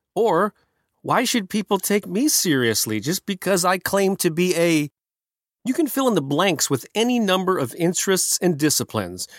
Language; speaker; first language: English; native; English